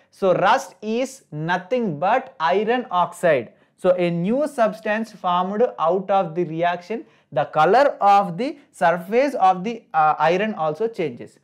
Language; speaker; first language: English; non-native, local second language; Telugu